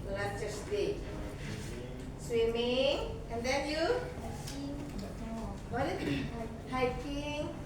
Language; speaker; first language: English; non-native, learner; Indonesian